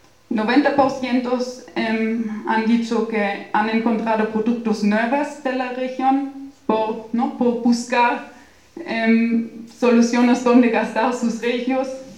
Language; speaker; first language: Spanish; non-native, fluent; German